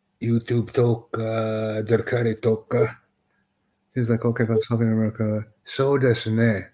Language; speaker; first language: Japanese; non-native, learner; English